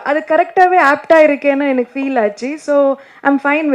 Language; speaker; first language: Tamil; non-native, learner; Kannada